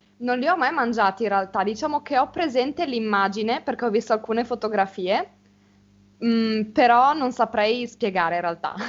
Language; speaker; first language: Italian; native; Italian